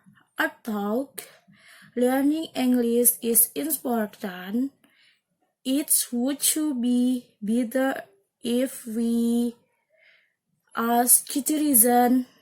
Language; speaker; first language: English; non-native, learner; Indonesian